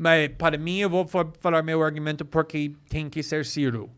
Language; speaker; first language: Portuguese; non-native, fluent; English